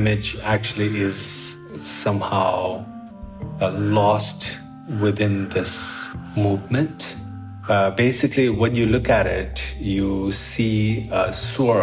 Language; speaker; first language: English; non-native, local second language; Sherpa